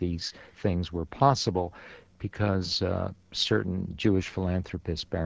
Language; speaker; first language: English; early bilingual, other home language; Yiddish